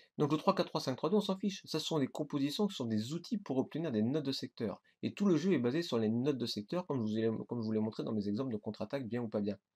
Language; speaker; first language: French; native; French